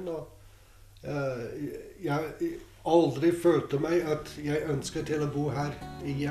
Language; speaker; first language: Norwegian; non-native, fluent; English